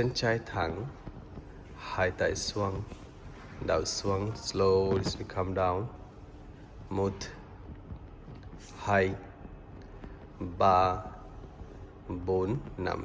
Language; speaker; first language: Vietnamese; non-native, learner; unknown